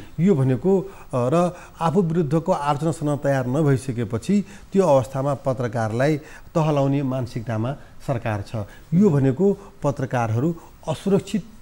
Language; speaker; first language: Nepali; non-native, local second language; Maithili